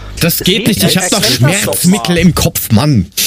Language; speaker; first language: German; native; German